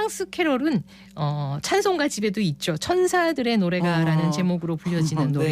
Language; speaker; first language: Korean; native; Korean